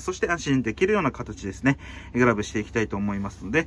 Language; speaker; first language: Japanese; native; Japanese